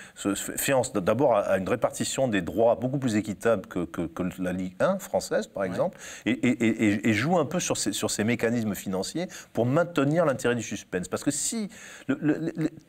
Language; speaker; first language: French; native; French